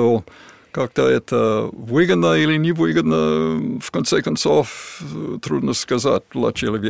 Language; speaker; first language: Russian; non-native, fluent; English